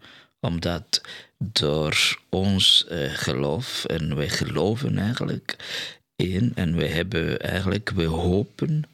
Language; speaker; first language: Dutch; non-native, fluent; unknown